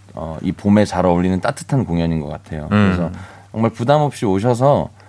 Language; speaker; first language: Korean; native; Korean